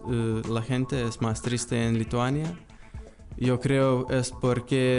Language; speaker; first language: Spanish; non-native, learner; Lithuanian